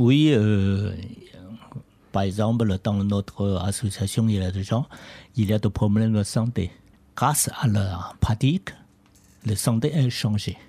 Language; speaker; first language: French; non-native, learner; Chinese